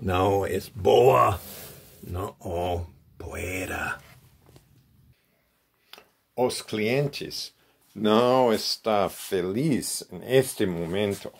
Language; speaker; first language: Portuguese; non-native, learner; Spanish